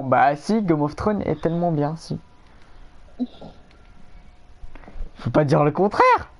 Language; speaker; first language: French; native; French